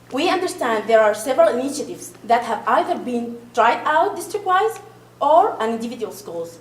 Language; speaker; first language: English; non-native, fluent; Arabic